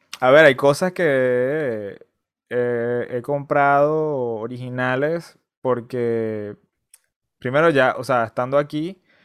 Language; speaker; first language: Spanish; native; Spanish